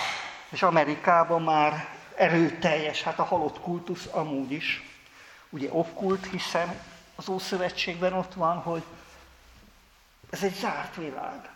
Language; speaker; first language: Hungarian; native; Hungarian